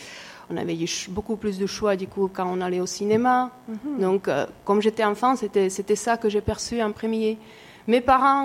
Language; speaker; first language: French; non-native, fluent; Czech